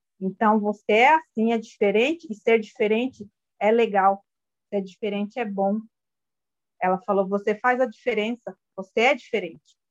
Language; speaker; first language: Portuguese; non-native, local second language; Guarani